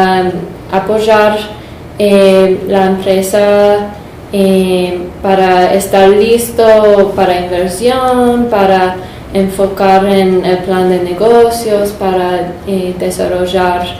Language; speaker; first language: Spanish; non-native, fluent; English